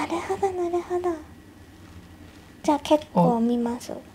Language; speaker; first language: Japanese; native; Japanese